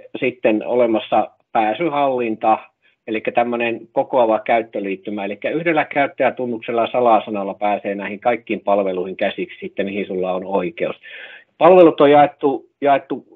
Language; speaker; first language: Finnish; native; Finnish